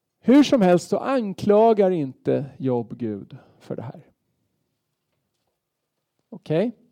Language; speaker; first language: Swedish; native; Swedish